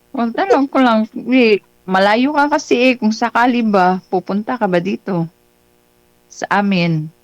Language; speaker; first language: Filipino; non-native, local second language; Cebuano